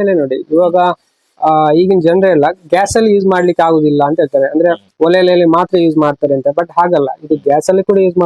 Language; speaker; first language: Kannada; native; Kannada